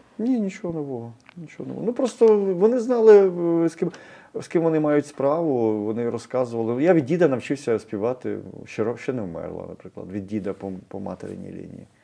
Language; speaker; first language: Ukrainian; native; Ukrainian